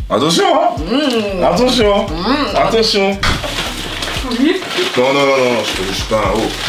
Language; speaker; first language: French; native; French